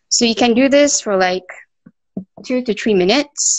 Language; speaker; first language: English; non-native, local second language; Malay